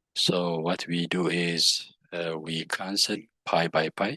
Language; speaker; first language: English; non-native, local second language; Amharic